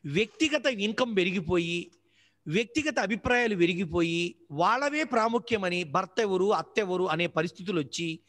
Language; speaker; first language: Telugu; native; Telugu